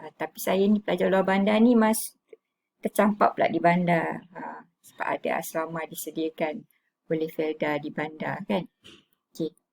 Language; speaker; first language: Malay; native; Malay